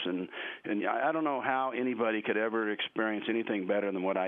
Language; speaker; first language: English; native; English